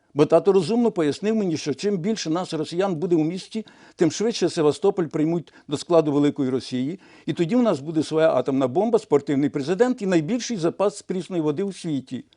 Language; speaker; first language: Ukrainian; non-native, local second language; Russian